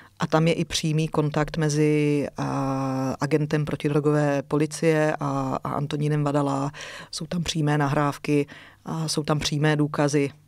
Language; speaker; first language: Czech; native; Czech